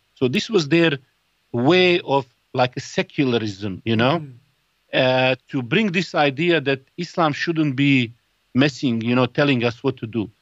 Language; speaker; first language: English; non-native, fluent; Bosnian